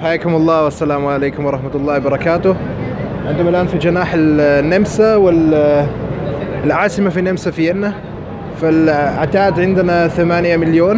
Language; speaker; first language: Arabic; non-native, learner; German